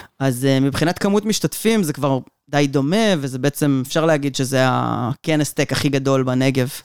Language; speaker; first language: Hebrew; native; Hebrew